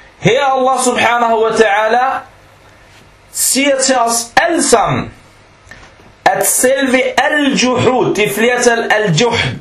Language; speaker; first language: Danish; non-native, fluent; Arabic